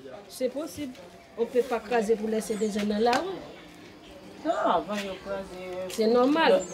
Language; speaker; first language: French; non-native, learner; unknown